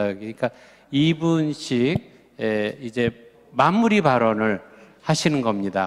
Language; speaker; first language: Korean; native; Korean